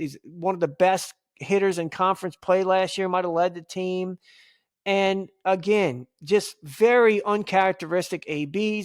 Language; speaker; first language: English; native; English